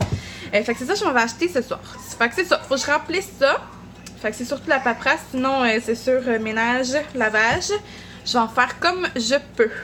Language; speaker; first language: French; native; French